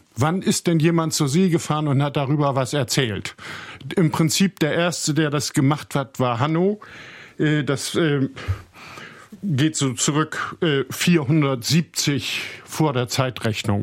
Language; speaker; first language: German; native; German